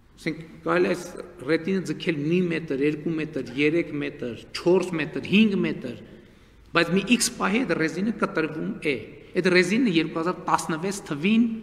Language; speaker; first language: Armenian; native; Armenian